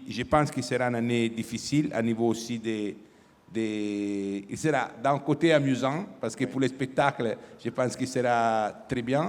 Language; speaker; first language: French; non-native, fluent; Italian